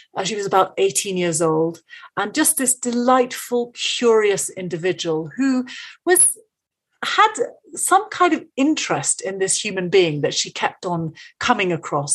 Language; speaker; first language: English; native; English